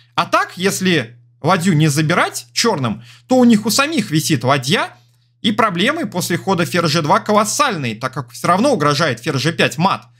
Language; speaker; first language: Russian; native; Russian